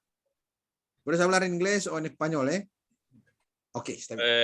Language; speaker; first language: Spanish; non-native, fluent; Indonesian